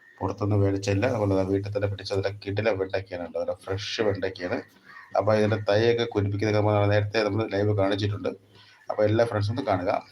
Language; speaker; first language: Malayalam; native; Malayalam